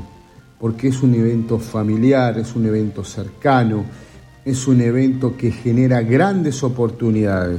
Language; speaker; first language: Spanish; native; Spanish